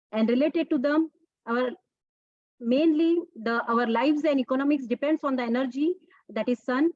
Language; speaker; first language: English; non-native, local second language; Telugu